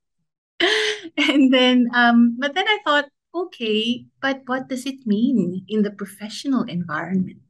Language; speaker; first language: English; non-native, local second language; Filipino